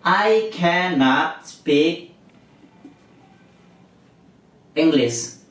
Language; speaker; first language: English; non-native, learner; Indonesian